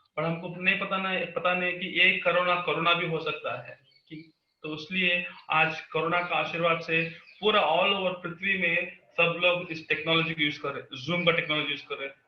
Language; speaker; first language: Hindi; non-native, local second language; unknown